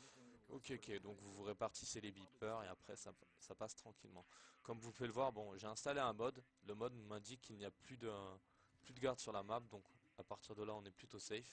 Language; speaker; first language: French; native; French